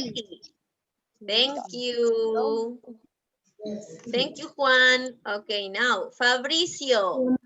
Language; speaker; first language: English; non-native, fluent; Spanish